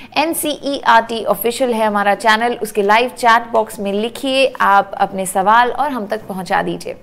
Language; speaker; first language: Hindi; native; Hindi